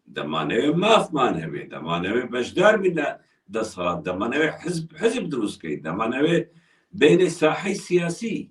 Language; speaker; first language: Central Kurdish; non-native, local second language; Kurdish